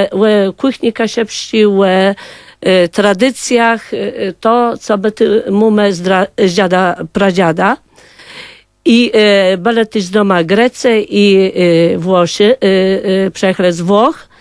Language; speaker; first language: Polish; non-native, local second language; Kashubian